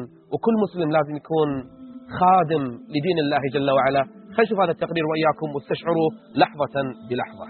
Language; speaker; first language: Arabic; native; Arabic